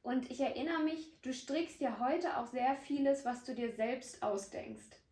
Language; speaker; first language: German; native; German